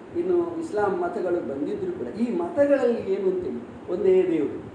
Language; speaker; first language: Kannada; native; Kannada